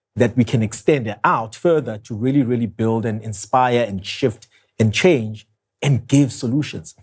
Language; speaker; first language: English; non-native, local second language; Zulu